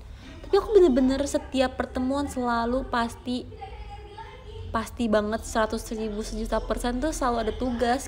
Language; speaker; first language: Indonesian; native; Indonesian